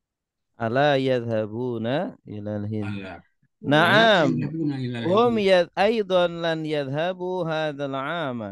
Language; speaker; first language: Arabic; non-native, fluent; Indonesian